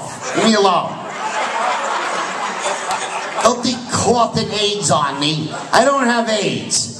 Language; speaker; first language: English; native; English